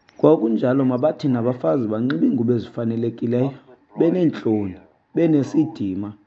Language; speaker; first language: Xhosa; native; Xhosa